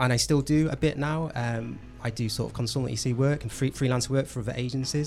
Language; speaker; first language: English; native; English